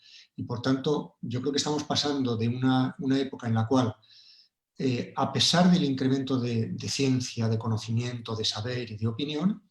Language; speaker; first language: Spanish; native; Spanish